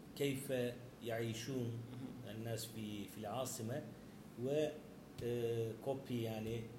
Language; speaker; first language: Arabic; non-native, learner; Turkish